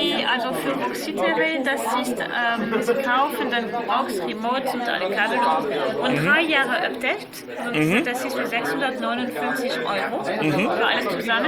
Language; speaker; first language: German; non-native, learner; French